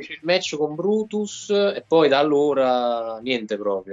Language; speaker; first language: Italian; native; Italian